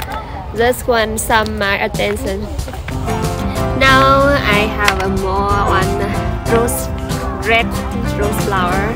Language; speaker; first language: English; non-native, learner; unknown